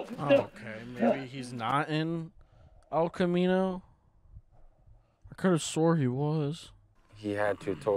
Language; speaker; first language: English; native; English